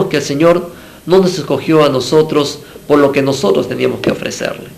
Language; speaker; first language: Spanish; native; Spanish